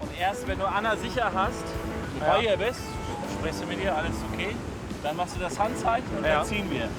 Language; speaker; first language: German; native; German